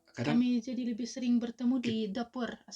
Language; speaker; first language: Indonesian; non-native, fluent; Russian